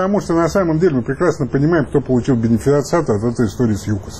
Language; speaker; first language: Russian; native; Russian